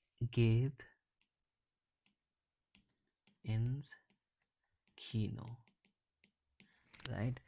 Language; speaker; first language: German; non-native, fluent; English